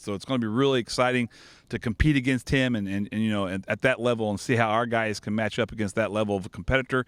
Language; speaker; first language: English; native; English